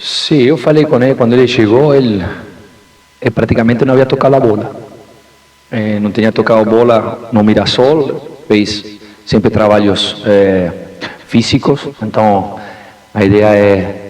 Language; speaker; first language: Portuguese; non-native, fluent; Spanish